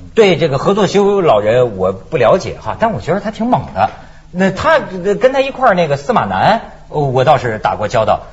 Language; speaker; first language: Chinese; native; Chinese